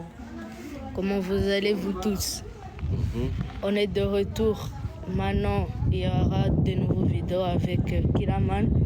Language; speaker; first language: French; non-native, local second language; Kinyarwanda